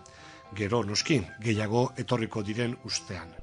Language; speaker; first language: Basque; native; Basque